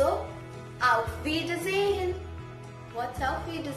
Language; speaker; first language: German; non-native, learner; Hindi